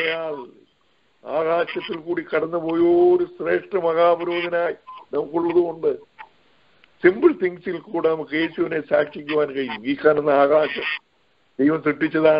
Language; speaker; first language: Malayalam; native; Malayalam